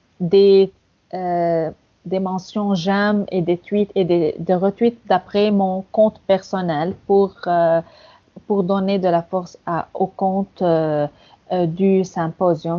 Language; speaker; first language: French; non-native, fluent; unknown